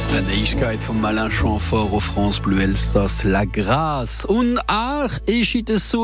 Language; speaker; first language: German; native; German